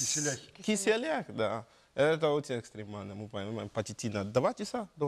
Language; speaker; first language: Russian; non-native, learner; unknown